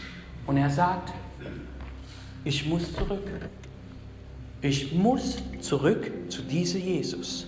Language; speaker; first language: German; non-native, fluent; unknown